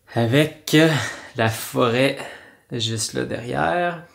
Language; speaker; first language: French; native; French